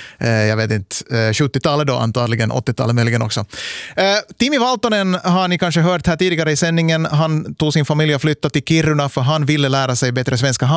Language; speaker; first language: Swedish; native; Swedish